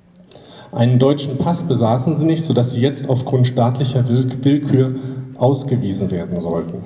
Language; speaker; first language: German; native; German